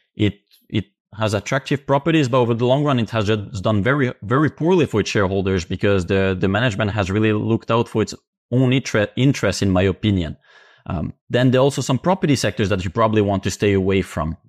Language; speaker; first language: English; non-native, fluent; Finnish